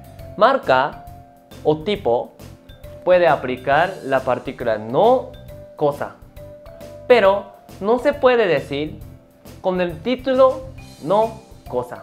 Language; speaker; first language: Spanish; non-native, fluent; Japanese